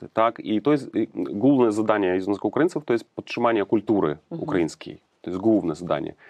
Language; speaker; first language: Polish; non-native, learner; Ukrainian